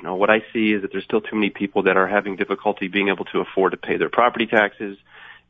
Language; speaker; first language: English; native; English